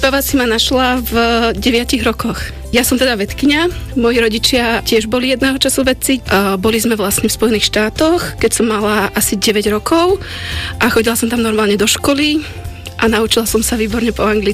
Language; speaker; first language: Slovak; native; Slovak